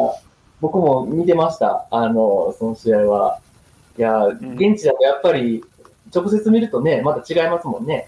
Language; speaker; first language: Japanese; native; Japanese